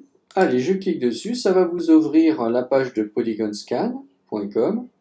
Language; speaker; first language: French; native; French